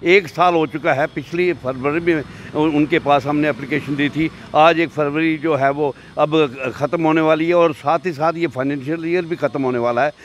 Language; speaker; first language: Hindi; native; Hindi